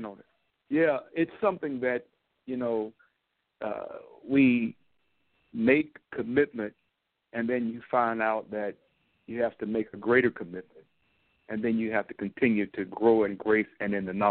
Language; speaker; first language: English; native; English